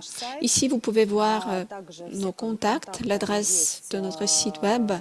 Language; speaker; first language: French; non-native, fluent; Russian